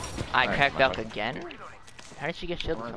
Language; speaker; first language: English; native; English